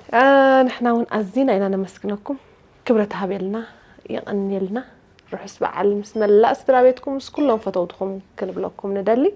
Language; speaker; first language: Tigrinya; native; Tigrinya